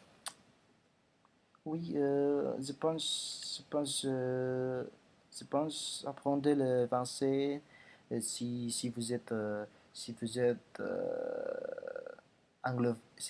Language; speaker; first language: French; non-native, learner; Indonesian